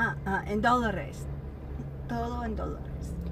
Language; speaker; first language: Spanish; non-native, learner; English